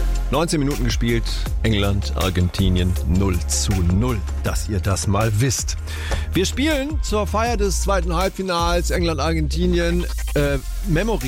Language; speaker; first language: German; native; German